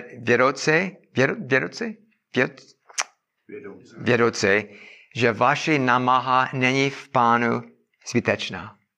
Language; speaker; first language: Czech; non-native, learner; English